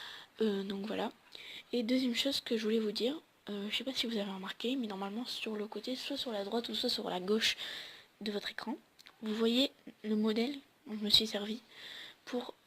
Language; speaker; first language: French; native; French